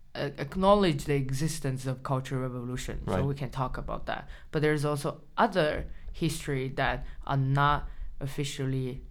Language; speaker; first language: English; non-native, learner; Chinese